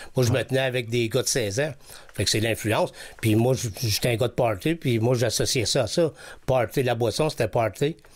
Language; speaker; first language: French; native; French